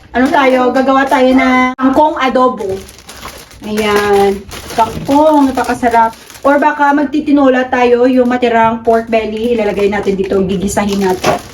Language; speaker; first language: Filipino; non-native, local second language; Cebuano